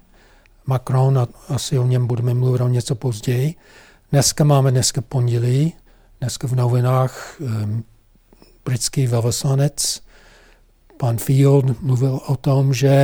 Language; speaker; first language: Czech; non-native, fluent; English